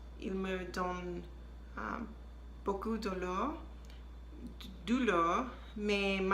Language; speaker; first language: French; non-native, learner; English